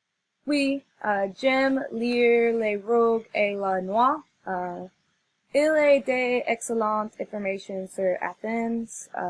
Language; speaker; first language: French; non-native, learner; English